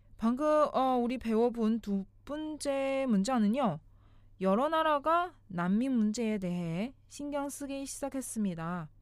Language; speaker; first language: Korean; non-native, fluent; Chinese